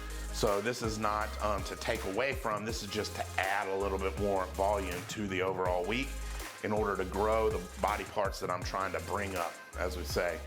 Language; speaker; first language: English; native; English